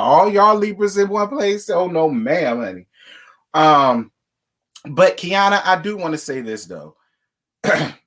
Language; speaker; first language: English; native; English